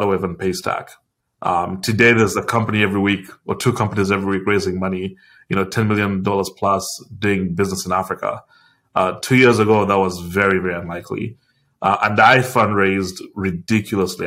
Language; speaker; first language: English; non-native, local second language; Ganda